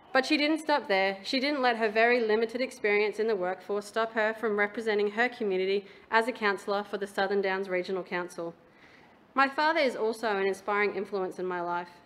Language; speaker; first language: English; native; English